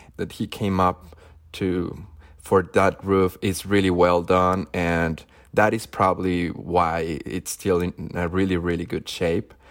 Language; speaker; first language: English; non-native, fluent; Spanish